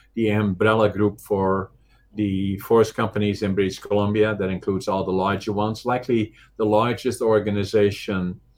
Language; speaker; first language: English; non-native, fluent; Dutch